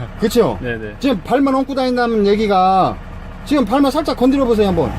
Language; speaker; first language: Korean; native; Korean